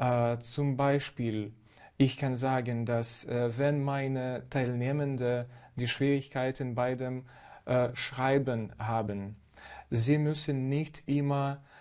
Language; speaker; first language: German; non-native, fluent; Ukrainian